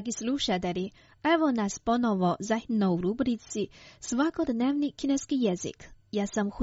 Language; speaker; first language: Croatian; non-native, fluent; Chinese